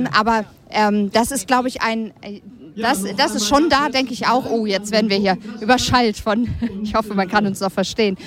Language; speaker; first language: German; native; German